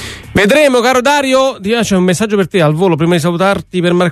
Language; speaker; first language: Italian; native; Italian